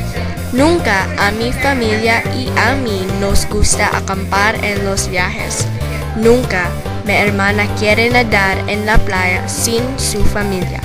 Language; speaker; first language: Spanish; non-native, learner; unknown